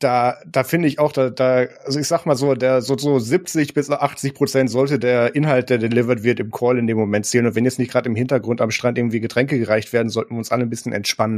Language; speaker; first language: German; native; German